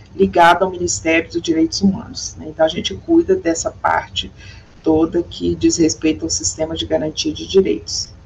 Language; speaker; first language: Portuguese; native; Portuguese